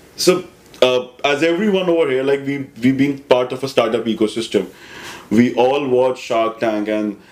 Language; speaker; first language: English; non-native, local second language; Hindi